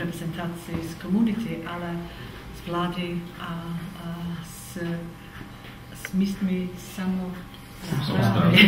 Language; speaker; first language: Czech; non-native, learner; English